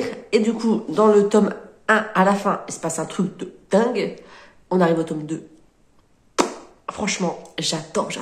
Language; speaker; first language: French; native; French